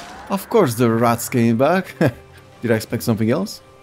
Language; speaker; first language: English; non-native, fluent; Slovak